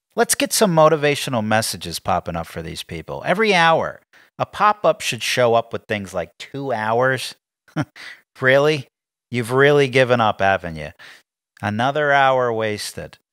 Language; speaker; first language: English; native; English